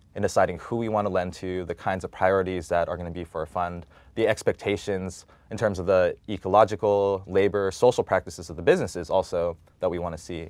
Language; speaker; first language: English; native; English